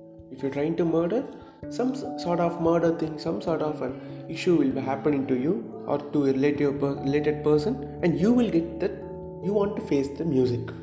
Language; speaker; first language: English; non-native, local second language; Tamil